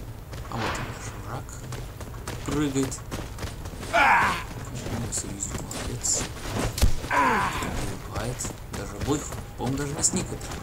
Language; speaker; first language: Russian; native; Russian